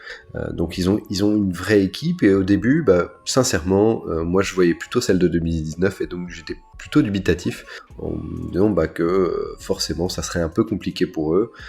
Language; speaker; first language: French; native; French